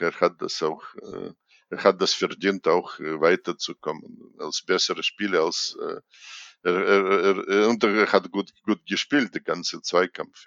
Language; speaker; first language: German; non-native, fluent; Russian